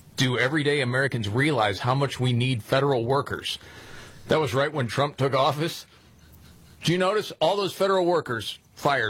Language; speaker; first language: English; native; English